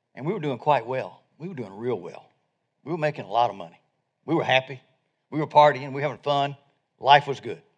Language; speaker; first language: English; native; English